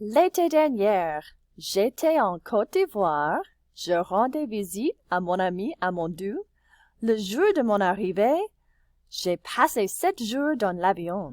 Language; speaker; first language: French; non-native, fluent; English